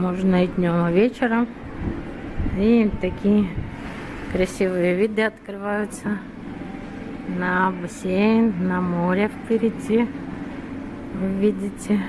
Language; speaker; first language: Russian; native; Russian